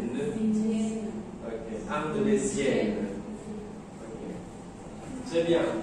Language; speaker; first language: French; non-native, fluent; Indonesian